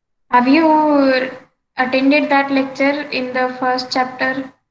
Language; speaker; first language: English; non-native, local second language; Marathi